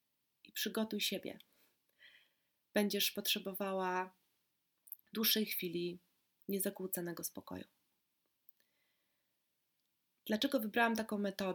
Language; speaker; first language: Polish; native; Polish